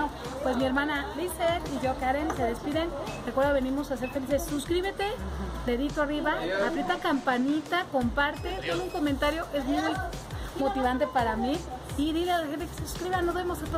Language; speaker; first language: Spanish; native; Spanish